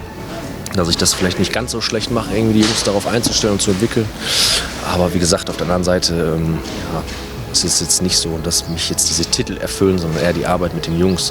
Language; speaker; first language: German; native; German